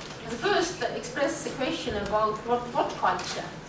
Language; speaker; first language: English; non-native, fluent; Estonian